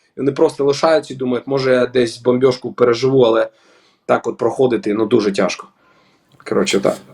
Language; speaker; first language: Ukrainian; non-native, local second language; Russian